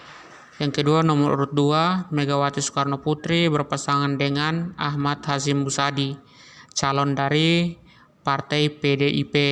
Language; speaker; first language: Indonesian; native; Indonesian